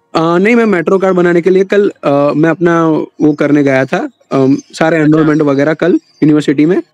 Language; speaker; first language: Hindi; non-native, local second language; Gujarati